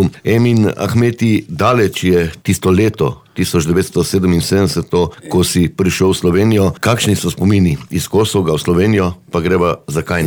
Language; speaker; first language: Slovenian; native; Slovenian